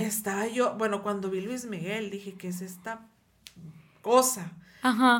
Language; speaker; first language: Spanish; native; Spanish